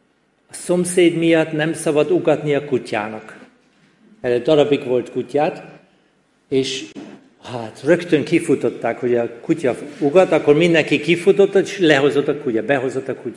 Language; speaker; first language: Hungarian; non-native, fluent; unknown